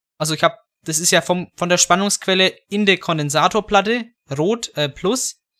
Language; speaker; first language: German; native; German